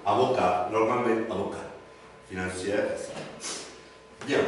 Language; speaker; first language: French; non-native, learner; Spanish